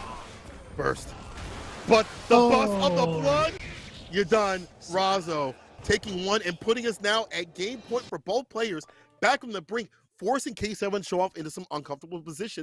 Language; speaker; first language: English; native; English